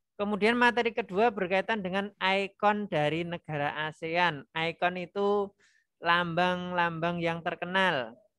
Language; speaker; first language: Indonesian; non-native, local second language; Javanese